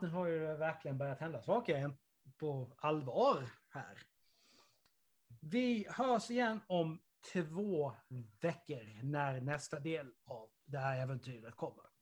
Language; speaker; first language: Swedish; native; Swedish